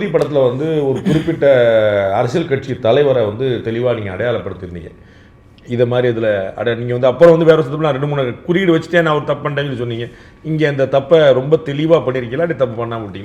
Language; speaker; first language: Tamil; native; Tamil